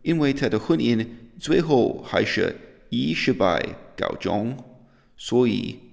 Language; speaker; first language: Chinese; non-native, learner; English